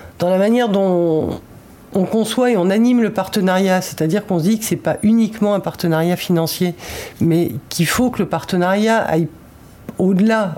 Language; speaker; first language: French; native; French